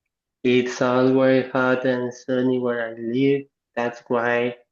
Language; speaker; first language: English; non-native, learner; Spanish